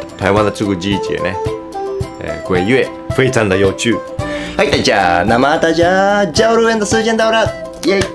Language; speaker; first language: Chinese; non-native, fluent; Japanese